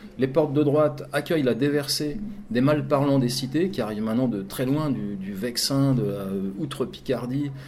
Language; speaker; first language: French; native; French